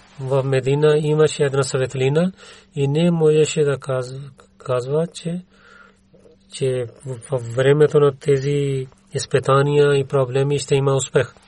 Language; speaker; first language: Bulgarian; non-native, learner; Urdu